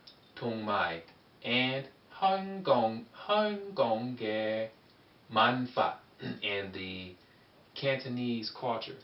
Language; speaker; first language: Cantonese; non-native, learner; English